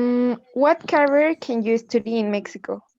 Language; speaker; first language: English; non-native, learner; Spanish